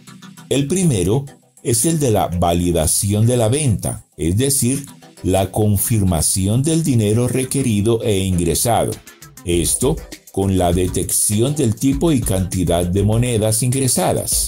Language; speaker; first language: Spanish; native; Spanish